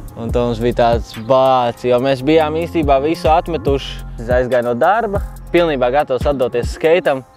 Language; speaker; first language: Latvian; native; Latvian